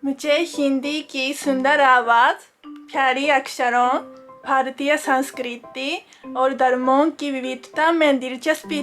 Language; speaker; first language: Hindi; non-native, learner; Japanese